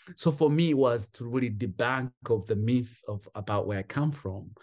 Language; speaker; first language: English; non-native, local second language; Kinyarwanda